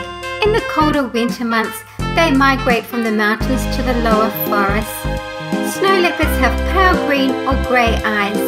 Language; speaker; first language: English; native; English